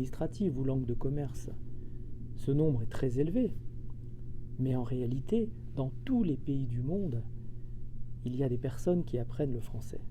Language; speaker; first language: French; native; French